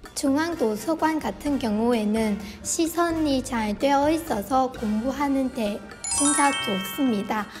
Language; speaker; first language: Korean; non-native, fluent; Vietnamese